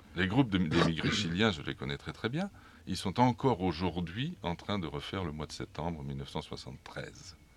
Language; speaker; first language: French; native; French